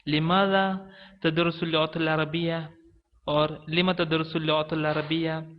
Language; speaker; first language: Arabic; non-native, fluent; Malayalam